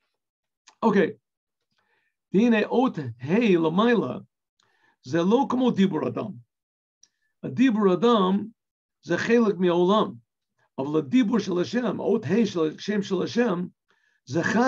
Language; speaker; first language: Hebrew; non-native, fluent; English